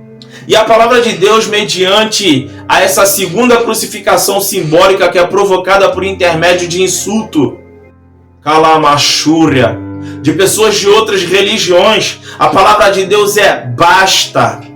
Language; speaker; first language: Portuguese; native; Portuguese